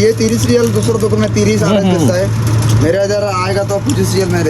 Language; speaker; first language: Hindi; non-native, learner; Bangla